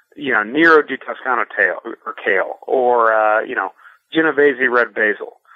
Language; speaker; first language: English; native; English